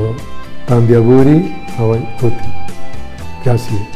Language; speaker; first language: Italian; non-native, fluent; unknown